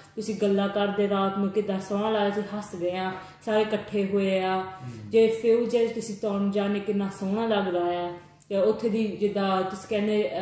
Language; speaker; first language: Punjabi; early bilingual, heritage; Punjabi